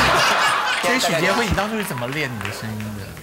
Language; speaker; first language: Chinese; native; Chinese